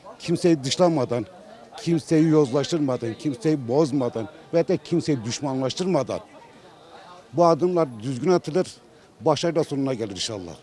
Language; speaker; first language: Turkish; non-native, local second language; Kurdish